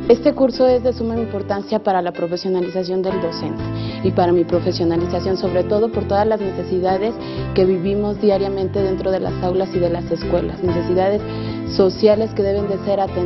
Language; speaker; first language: Spanish; native; Spanish